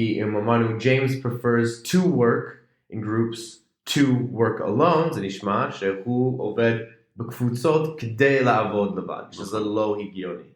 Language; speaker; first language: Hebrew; non-native, fluent; English